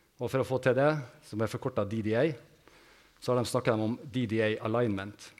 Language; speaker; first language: Norwegian; native; Norwegian